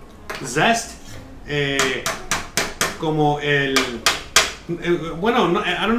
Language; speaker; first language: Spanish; early bilingual, heritage; Spanish